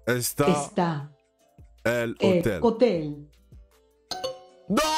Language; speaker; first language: Spanish; non-native, learner; English